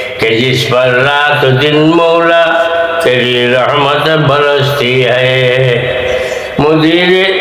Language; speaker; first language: Urdu; non-native, fluent; Bangla